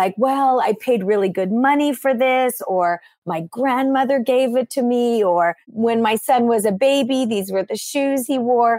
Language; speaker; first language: English; native; English